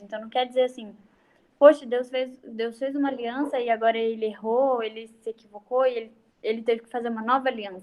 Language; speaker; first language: Portuguese; native; Portuguese